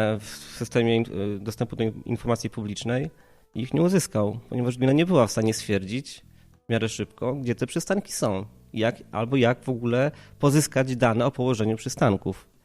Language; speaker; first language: Polish; native; Polish